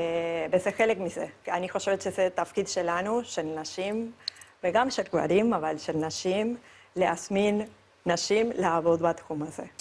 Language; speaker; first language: Hebrew; non-native, fluent; Spanish